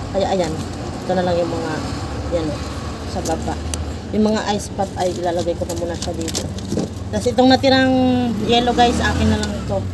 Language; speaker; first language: Filipino; non-native, local second language; Surigaonon